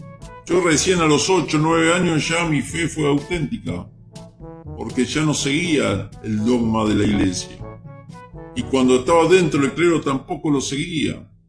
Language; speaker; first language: Spanish; native; Spanish